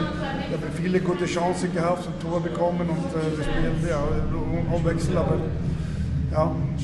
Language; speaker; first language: German; non-native, fluent; Swedish